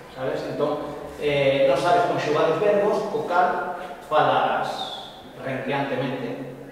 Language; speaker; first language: Galician; non-native, local second language; Spanish